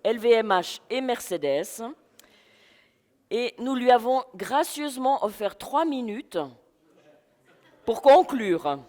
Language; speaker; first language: French; native; French